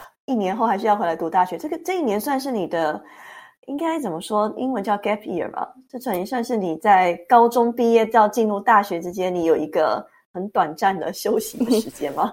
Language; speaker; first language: Chinese; native; Chinese